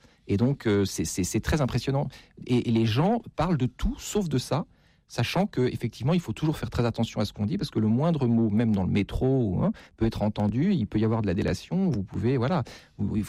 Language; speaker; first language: French; native; French